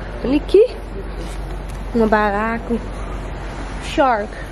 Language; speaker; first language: Portuguese; non-native, learner; Dutch